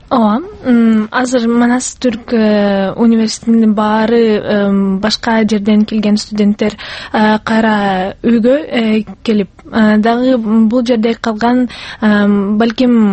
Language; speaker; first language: Kyrgyz; non-native, local second language; Russian